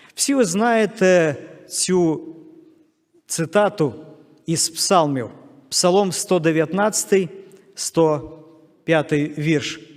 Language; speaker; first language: Ukrainian; non-native, local second language; Russian